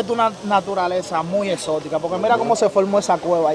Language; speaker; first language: Spanish; native; Spanish